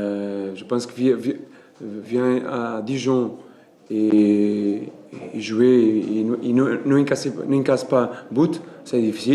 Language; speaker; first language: French; non-native, learner; Portuguese